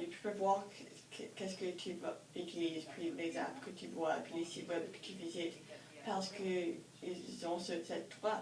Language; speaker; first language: French; non-native, learner; English